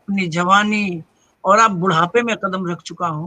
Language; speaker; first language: Urdu; native; Urdu